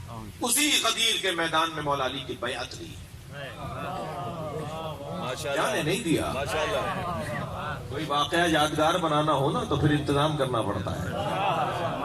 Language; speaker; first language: Urdu; native; Urdu